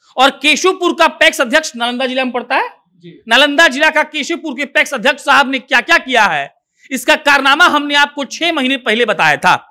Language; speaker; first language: Hindi; native; Hindi